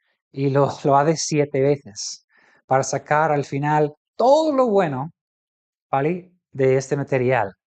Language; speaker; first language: Spanish; non-native, fluent; English